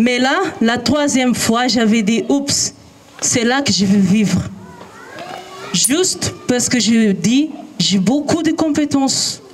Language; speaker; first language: French; non-native, learner; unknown